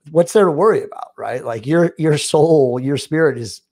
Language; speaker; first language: English; native; English